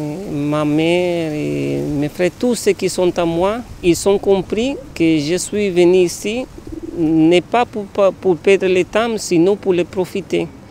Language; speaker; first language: French; non-native, learner; Spanish